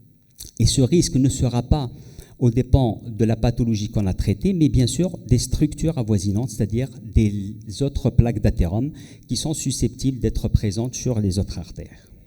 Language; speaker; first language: French; non-native, local second language; Arabic